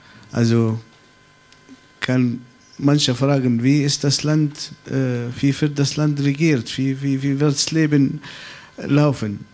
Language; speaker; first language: German; non-native, fluent; Arabic